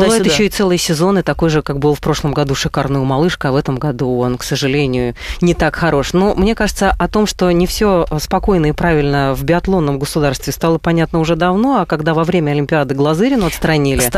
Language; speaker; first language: Russian; native; Russian